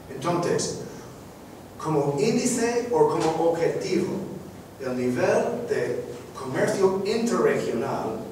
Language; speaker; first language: Spanish; non-native, fluent; English